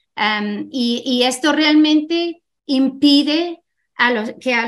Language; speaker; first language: Spanish; non-native, fluent; English